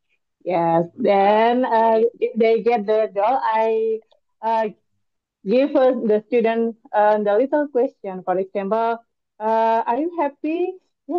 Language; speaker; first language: English; non-native, learner; Indonesian